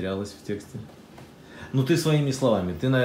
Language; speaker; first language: Russian; native; Russian